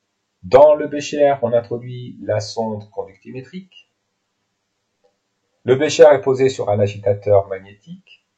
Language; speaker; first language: French; native; French